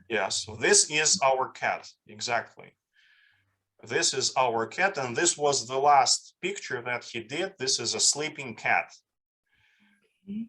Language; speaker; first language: English; non-native, fluent; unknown